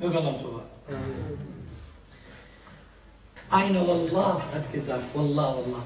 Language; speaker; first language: German; non-native, fluent; Arabic